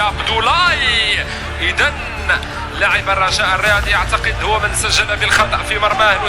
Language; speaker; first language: Arabic; native; Arabic